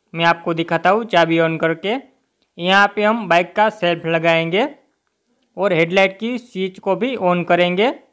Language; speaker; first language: Hindi; native; Hindi